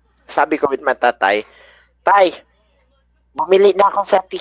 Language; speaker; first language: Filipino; non-native, learner; Indonesian